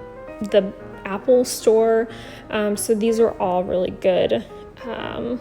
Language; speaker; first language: English; native; English